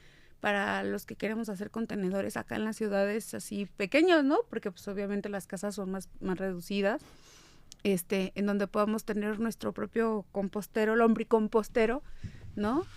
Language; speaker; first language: Spanish; native; Spanish